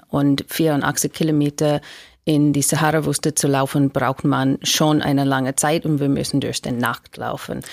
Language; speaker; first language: German; non-native, fluent; English